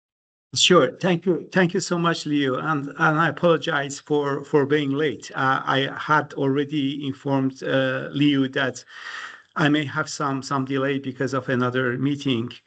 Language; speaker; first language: English; non-native, fluent; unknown